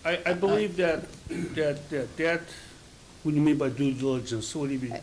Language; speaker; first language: English; native; English